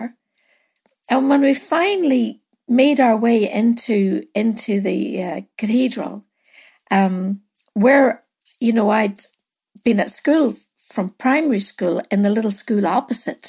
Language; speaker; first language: English; native; English